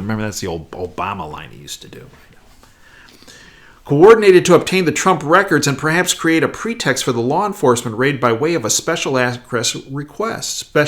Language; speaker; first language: English; native; English